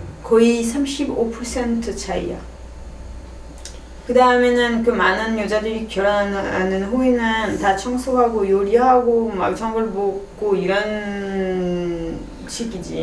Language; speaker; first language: Korean; non-native, learner; French